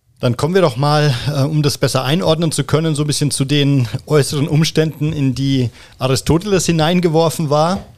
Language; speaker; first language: German; native; German